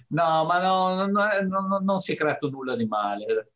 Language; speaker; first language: Italian; native; Italian